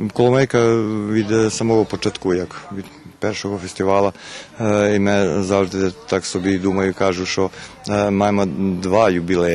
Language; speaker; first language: Ukrainian; early bilingual, heritage; Ukrainian